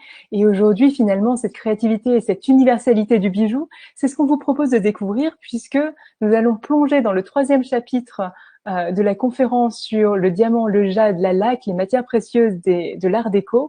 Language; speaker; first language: French; native; French